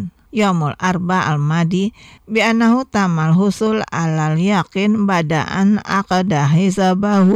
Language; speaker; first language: Arabic; non-native, fluent; Indonesian